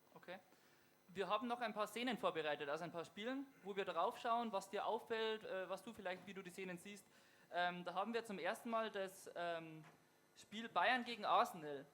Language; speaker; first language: German; native; German